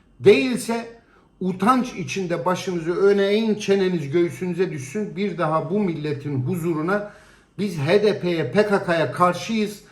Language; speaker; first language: Turkish; native; Turkish